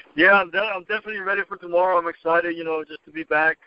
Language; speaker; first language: English; native; English